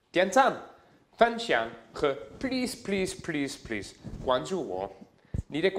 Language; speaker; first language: Chinese; non-native, learner; German